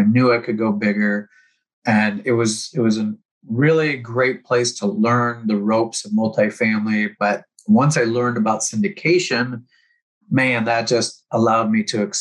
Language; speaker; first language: English; native; English